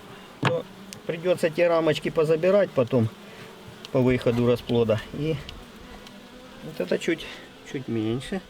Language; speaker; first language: Russian; native; Russian